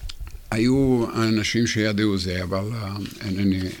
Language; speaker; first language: Hebrew; non-native, fluent; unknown